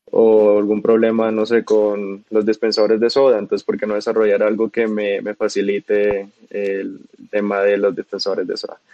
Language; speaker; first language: Spanish; native; Spanish